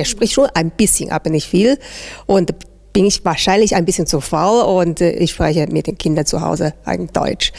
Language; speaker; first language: German; non-native, fluent; Chinese